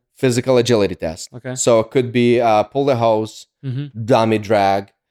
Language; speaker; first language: English; early bilingual, other home language; Ukrainian